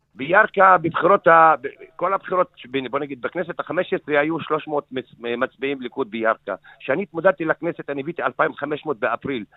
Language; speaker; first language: Hebrew; non-native, local second language; Arabic